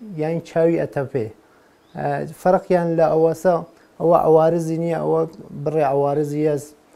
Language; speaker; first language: Central Kurdish; non-native, local second language; Gurani